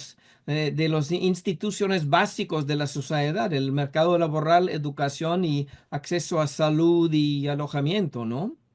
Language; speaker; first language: Spanish; non-native, fluent; English